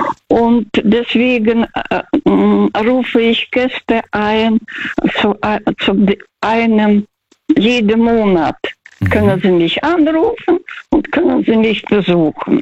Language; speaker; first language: German; non-native, fluent; Russian